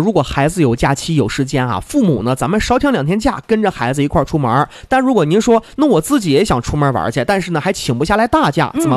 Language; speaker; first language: Chinese; native; Chinese